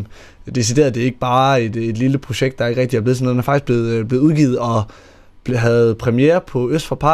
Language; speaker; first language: Danish; native; Danish